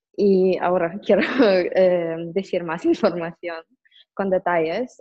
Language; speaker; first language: Spanish; non-native, fluent; Russian